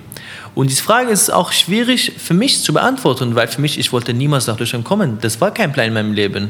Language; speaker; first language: German; non-native, fluent; Arabic